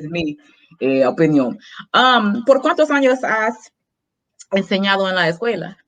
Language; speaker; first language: Spanish; non-native, fluent; English